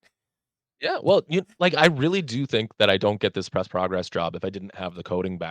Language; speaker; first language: English; native; English